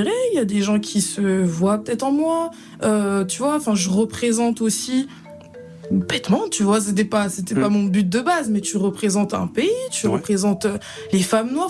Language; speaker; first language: French; native; French